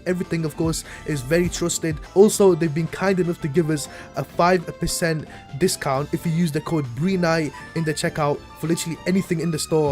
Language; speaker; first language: English; native; English